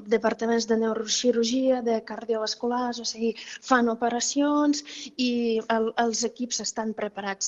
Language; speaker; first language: Catalan; non-native, fluent; Ukrainian